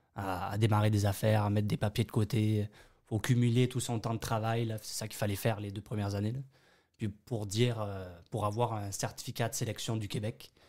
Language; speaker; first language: French; native; French